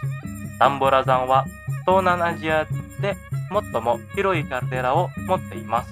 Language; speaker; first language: Japanese; non-native, fluent; Indonesian